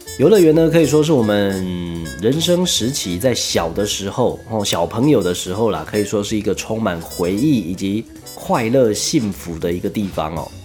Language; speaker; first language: Chinese; native; Chinese